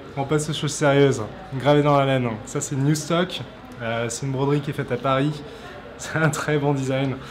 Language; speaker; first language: French; native; French